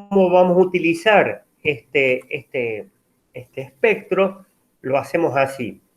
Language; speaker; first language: Spanish; native; Spanish